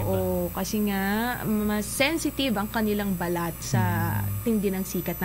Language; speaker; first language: Filipino; native; Filipino